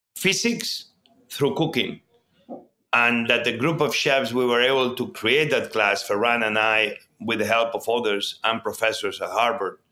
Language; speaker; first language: English; non-native, fluent; Spanish